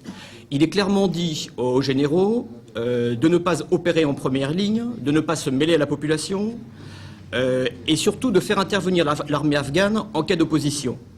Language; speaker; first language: French; native; French